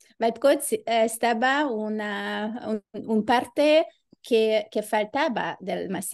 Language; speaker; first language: Spanish; non-native, learner; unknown